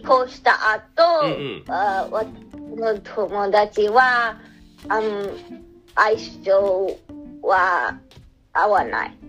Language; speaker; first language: Japanese; non-native, learner; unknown